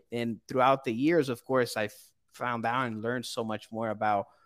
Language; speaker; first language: English; early bilingual, other home language; Portuguese